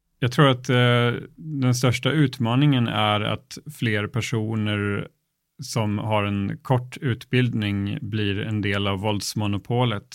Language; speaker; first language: Swedish; native; Swedish